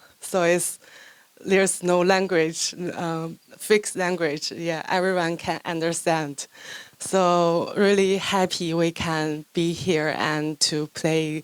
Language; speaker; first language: English; non-native, fluent; Chinese